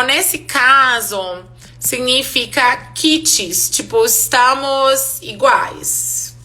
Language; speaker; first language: Portuguese; non-native, fluent; English